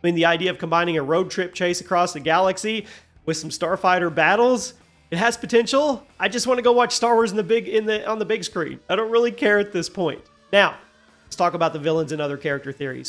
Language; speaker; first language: English; native; English